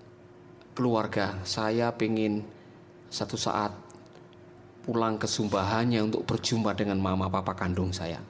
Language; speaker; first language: Indonesian; native; Indonesian